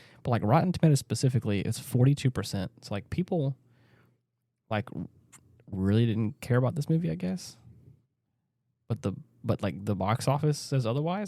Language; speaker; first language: English; native; English